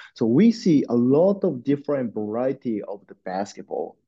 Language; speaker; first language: English; non-native, learner; Japanese